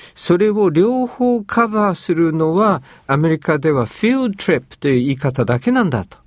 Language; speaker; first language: Japanese; native; Japanese